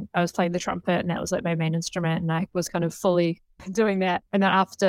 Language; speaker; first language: English; native; English